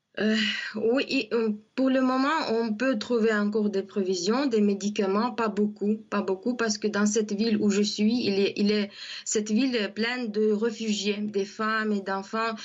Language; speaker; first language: French; non-native, fluent; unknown